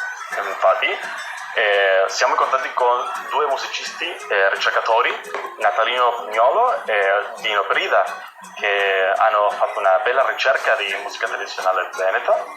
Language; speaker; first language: Italian; non-native, fluent; Spanish